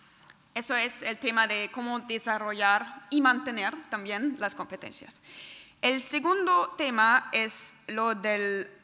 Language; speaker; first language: Spanish; non-native, fluent; German